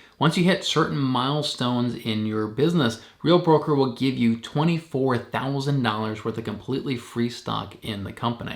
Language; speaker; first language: English; native; English